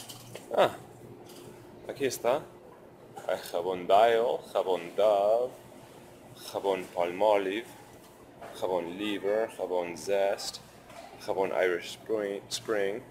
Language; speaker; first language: Spanish; non-native, fluent; English